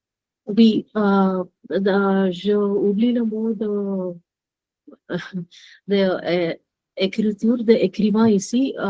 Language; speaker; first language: French; non-native, learner; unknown